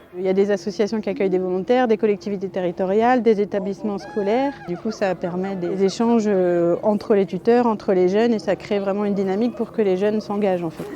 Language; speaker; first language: French; native; French